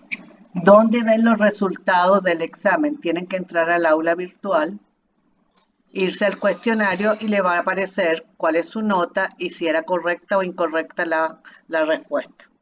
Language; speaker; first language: Spanish; native; Spanish